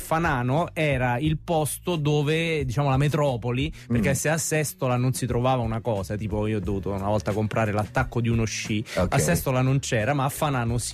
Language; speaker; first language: Italian; native; Italian